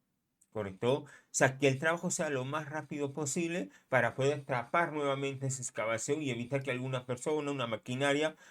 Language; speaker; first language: Spanish; native; Spanish